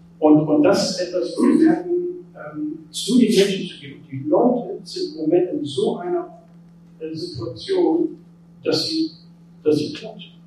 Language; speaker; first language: German; native; German